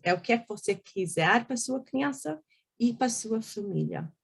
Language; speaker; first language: Portuguese; early bilingual, heritage; Portuguese